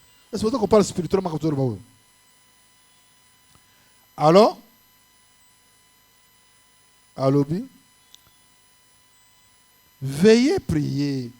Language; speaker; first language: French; non-native, local second language; Lingala